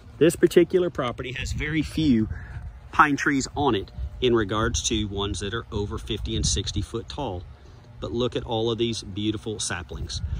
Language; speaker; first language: English; native; English